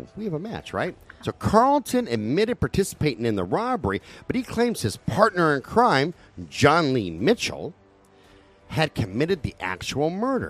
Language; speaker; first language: English; native; English